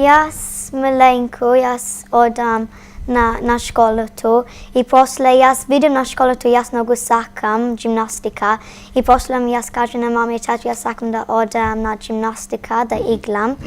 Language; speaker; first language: Macedonian; early bilingual, heritage; Macedonian